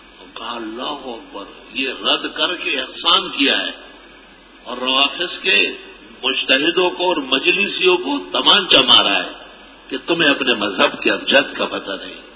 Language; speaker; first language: Urdu; non-native, local second language; Pashto